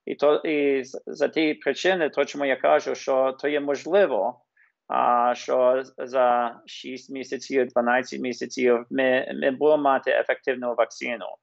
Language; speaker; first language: Ukrainian; early bilingual, heritage; English